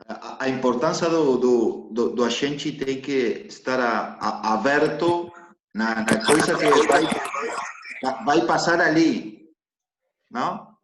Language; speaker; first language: Portuguese; non-native, learner; Spanish